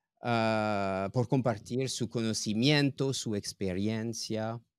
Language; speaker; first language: Spanish; non-native, fluent; English